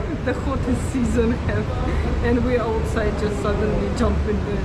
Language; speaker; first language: English; non-native, learner; Russian